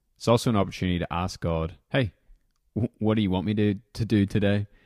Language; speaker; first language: English; native; English